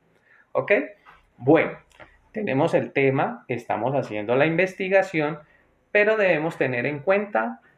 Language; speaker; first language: Spanish; native; Spanish